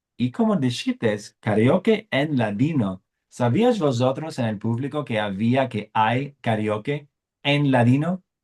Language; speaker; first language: Spanish; non-native, fluent; English